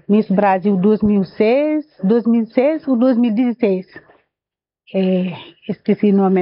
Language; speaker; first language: Portuguese; non-native, learner; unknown